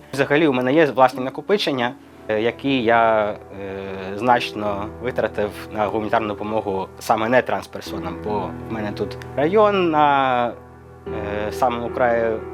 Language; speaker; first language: Ukrainian; native; Ukrainian